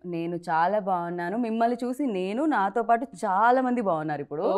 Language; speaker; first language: Telugu; native; Telugu